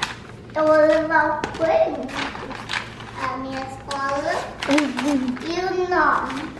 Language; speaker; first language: Portuguese; early bilingual, heritage; Portuguese